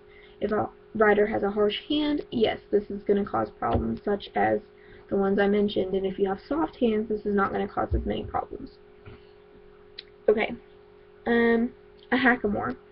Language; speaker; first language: English; native; English